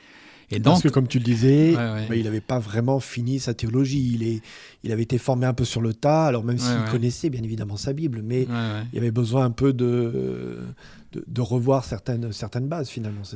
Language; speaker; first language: French; native; French